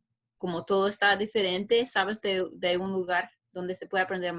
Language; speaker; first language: Spanish; non-native, fluent; English